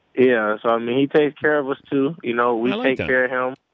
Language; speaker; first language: English; native; English